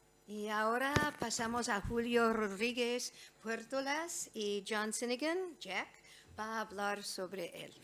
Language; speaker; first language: Spanish; non-native, fluent; English